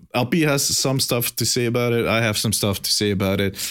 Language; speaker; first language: English; non-native, fluent; Dutch